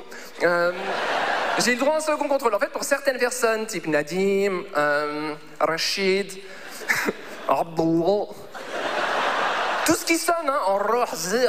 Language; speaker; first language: French; early bilingual, other home language; Arabic